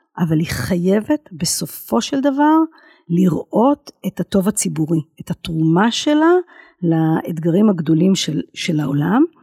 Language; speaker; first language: Hebrew; native; Hebrew